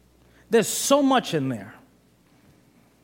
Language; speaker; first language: English; native; English